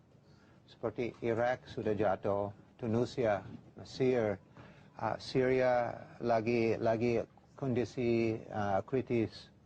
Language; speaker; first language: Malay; non-native, fluent; English